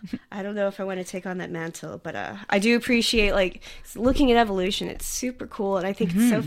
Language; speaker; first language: English; native; English